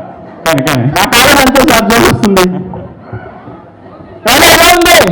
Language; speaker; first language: Telugu; native; Telugu